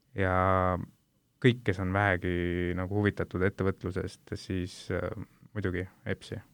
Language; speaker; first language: Estonian; early bilingual, other home language; Hindi